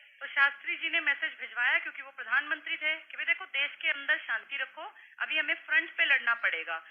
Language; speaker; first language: Hindi; native; Hindi